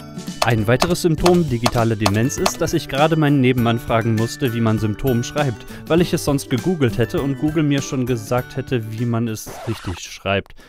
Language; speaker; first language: German; native; German